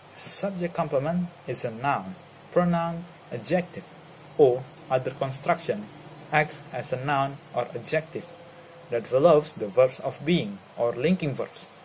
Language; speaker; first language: English; non-native, learner; Indonesian